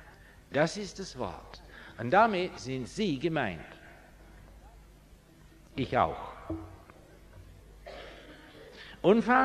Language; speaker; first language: German; non-native, fluent; English